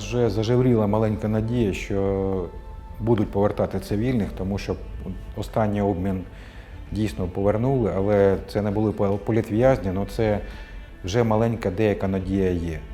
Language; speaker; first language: Ukrainian; non-native, local second language; Russian